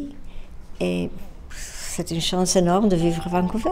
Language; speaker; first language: French; non-native, fluent; Romanian